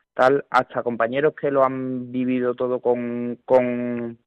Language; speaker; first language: Spanish; native; Spanish